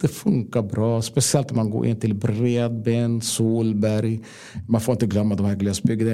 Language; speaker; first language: Swedish; non-native, fluent; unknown